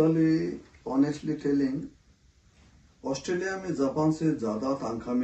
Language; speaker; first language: Hindi; non-native, local second language; Bangla